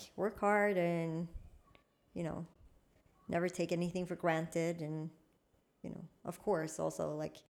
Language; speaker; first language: English; non-native, fluent; Swedish